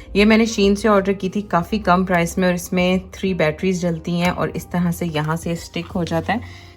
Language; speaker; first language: Urdu; native; Urdu